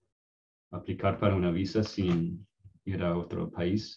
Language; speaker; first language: Spanish; non-native, fluent; English